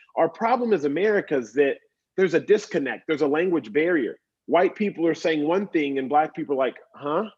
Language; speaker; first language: English; native; English